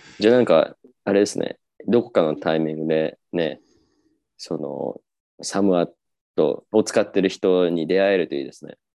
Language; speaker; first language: Japanese; native; Japanese